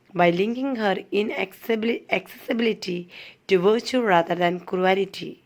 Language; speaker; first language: English; non-native, local second language; Malayalam